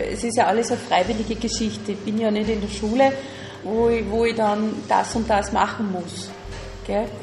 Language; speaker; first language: German; native; German